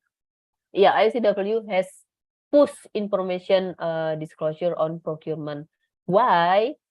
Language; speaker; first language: English; non-native, learner; Indonesian